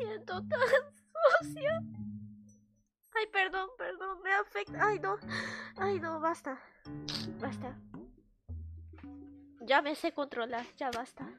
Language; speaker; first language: Spanish; non-native, fluent; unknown